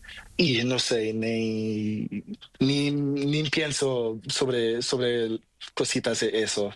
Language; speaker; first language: Spanish; non-native, learner; Portuguese